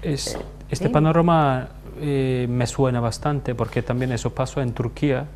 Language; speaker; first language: Spanish; non-native, fluent; Turkish